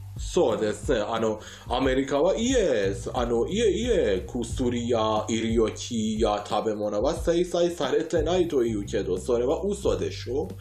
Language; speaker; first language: Japanese; non-native, fluent; Persian